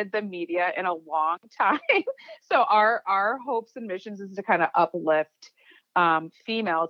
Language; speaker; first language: English; early bilingual, other home language; Urdu